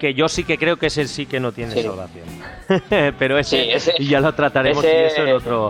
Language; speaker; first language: Spanish; native; Spanish